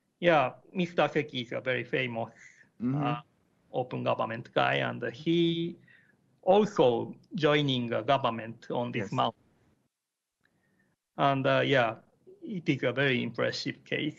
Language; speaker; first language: English; non-native, learner; Japanese